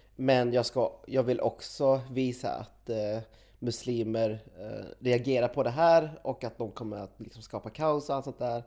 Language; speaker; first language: Swedish; early bilingual, other home language; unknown